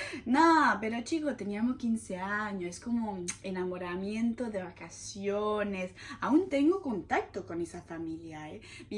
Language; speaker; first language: Spanish; non-native, fluent; French